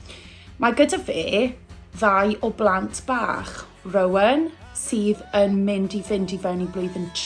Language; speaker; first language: Welsh; native; Welsh